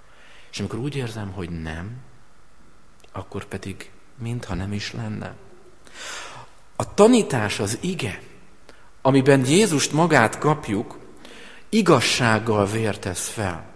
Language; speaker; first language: Hungarian; native; Hungarian